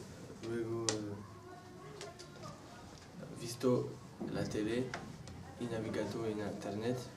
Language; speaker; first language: Spanish; non-native, learner; French